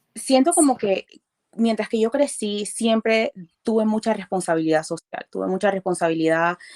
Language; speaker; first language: Spanish; early bilingual, other home language; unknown